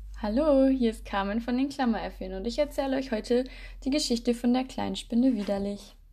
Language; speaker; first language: German; native; German